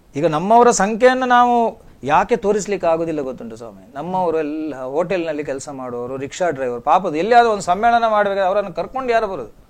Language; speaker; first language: Kannada; non-native, local second language; Konkani